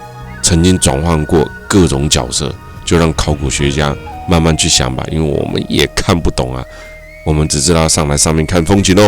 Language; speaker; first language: Chinese; native; Chinese